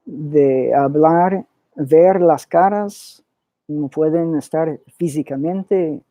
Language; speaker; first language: Spanish; early bilingual, other home language; English